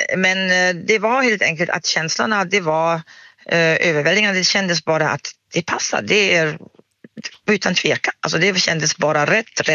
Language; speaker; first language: Swedish; non-native, fluent; German